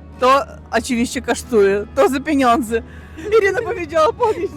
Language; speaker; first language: Polish; non-native, learner; Russian